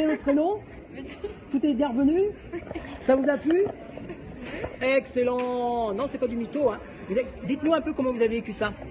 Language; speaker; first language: French; native; French